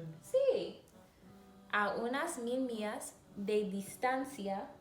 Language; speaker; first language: Spanish; non-native, learner; English